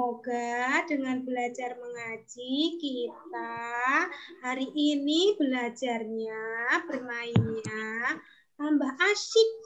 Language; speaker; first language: Indonesian; native; Indonesian